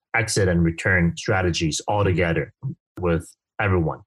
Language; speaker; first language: English; non-native, fluent; Chinese